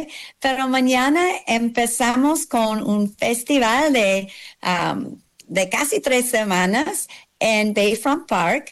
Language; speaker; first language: Spanish; non-native, learner; English